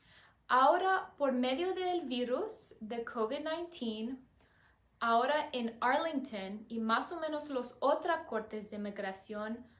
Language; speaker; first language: Spanish; non-native, learner; English